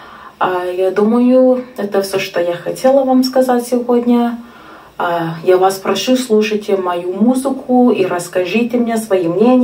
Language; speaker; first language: Russian; non-native, fluent; English